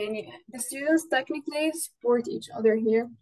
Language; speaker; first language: English; non-native, fluent; Arabic